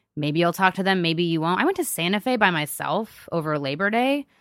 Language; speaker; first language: English; native; English